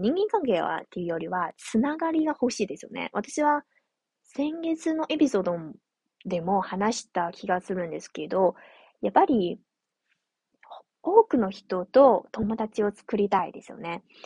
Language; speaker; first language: Japanese; non-native, fluent; Chinese